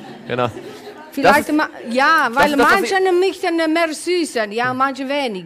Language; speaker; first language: German; non-native, learner; Italian